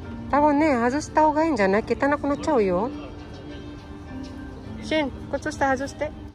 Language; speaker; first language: Japanese; non-native, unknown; Filipino